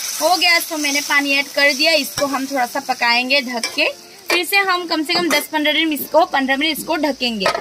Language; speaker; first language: Hindi; non-native, local second language; Nepali